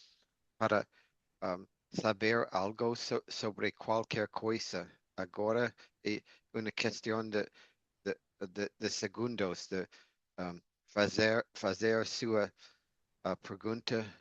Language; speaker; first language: Portuguese; non-native, learner; English